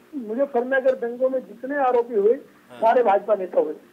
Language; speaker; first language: Hindi; native; Hindi